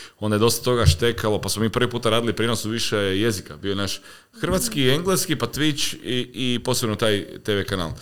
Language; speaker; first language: Croatian; native; Croatian